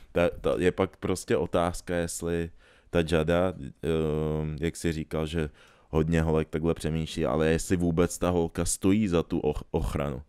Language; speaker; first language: Czech; native; Czech